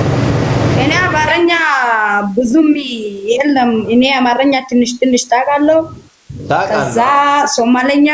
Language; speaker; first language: Amharic; non-native, learner; Oromo